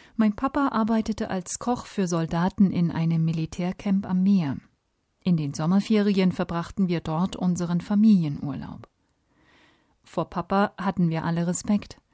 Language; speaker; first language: German; native; German